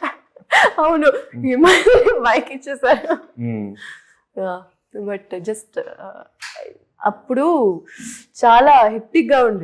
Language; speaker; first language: Telugu; non-native, local second language; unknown